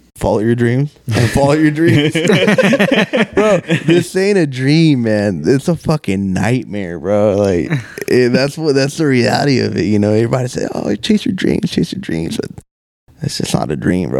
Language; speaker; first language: English; early bilingual, other home language; Spanish